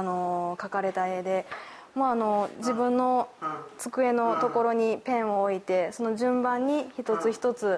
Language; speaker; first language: Japanese; native; Japanese